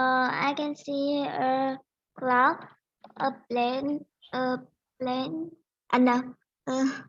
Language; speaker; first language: English; non-native, learner; Vietnamese